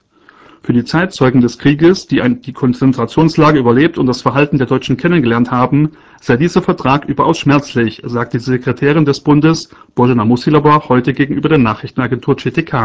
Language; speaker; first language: German; native; German